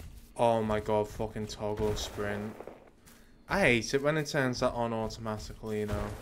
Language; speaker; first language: English; native; English